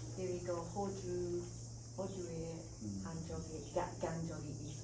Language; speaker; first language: Korean; non-native, learner; English